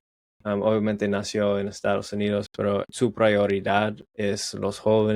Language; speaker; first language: Spanish; non-native, learner; English